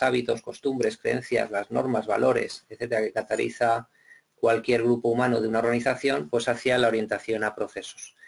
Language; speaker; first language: Spanish; native; Spanish